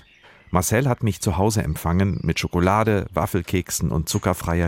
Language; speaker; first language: German; native; German